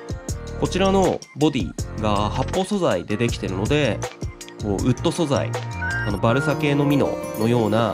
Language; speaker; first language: Japanese; native; Japanese